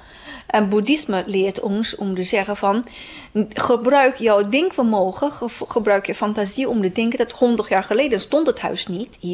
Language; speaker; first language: Dutch; non-native, fluent; Chinese